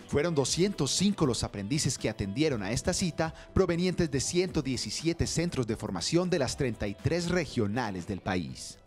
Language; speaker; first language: Spanish; native; Spanish